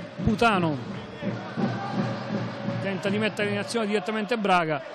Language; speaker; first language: Italian; native; Italian